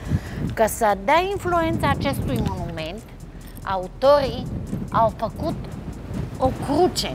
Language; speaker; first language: Romanian; non-native, fluent; Bulgarian